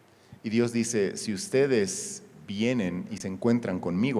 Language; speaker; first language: Spanish; native; Spanish